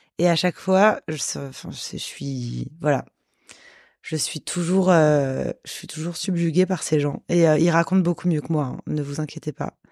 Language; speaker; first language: French; native; French